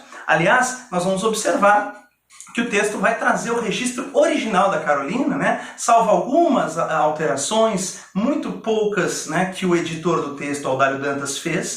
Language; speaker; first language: Portuguese; native; Portuguese